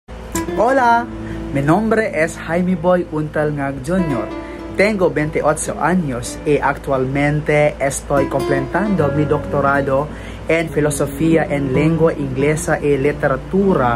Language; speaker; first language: Spanish; non-native, learner; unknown